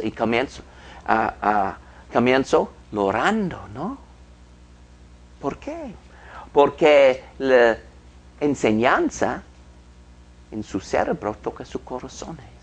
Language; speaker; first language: Spanish; non-native, fluent; English